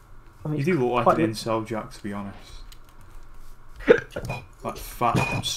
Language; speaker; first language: English; native; English